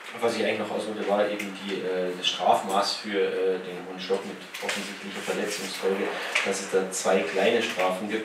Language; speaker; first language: German; native; German